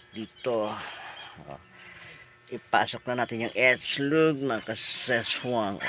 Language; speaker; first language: Filipino; native; Filipino